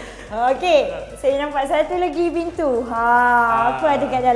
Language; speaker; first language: Malay; native; Malay